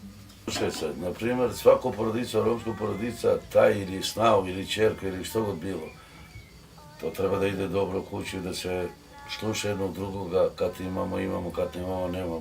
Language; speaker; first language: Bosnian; non-native, local second language; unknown